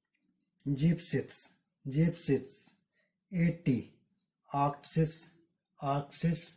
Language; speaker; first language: German; non-native, learner; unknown